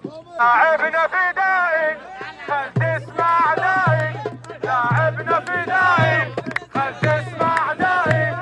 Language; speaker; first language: Arabic; native; Arabic